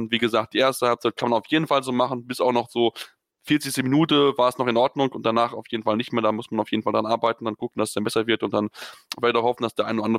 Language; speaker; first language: German; native; German